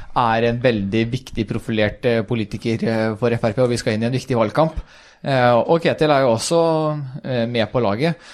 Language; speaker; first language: Norwegian; early bilingual, other home language; Swedish